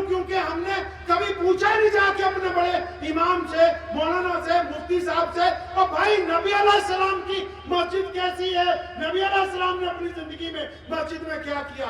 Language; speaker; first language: Urdu; non-native, local second language; Punjabi